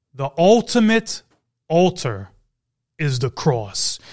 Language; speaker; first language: English; native; English